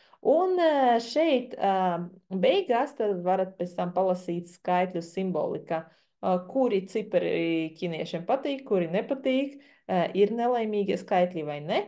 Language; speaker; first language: Latvian; non-native, fluent; Chinese